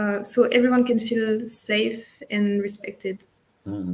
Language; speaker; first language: English; non-native, fluent; French